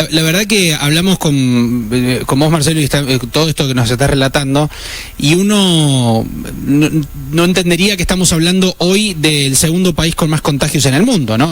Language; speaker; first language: Spanish; native; Spanish